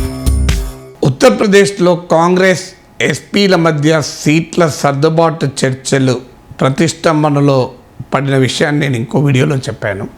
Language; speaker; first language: Telugu; native; Telugu